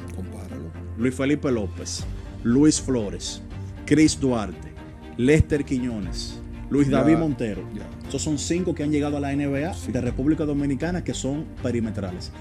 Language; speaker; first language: Spanish; native; Spanish